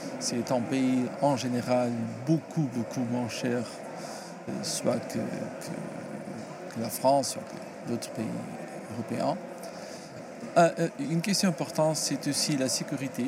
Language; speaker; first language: French; non-native, learner; Portuguese